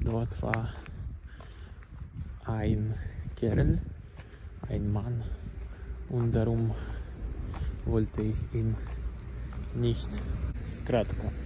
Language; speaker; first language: German; non-native, learner; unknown